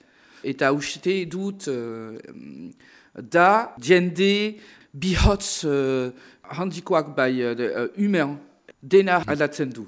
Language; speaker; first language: Basque; non-native, local second language; French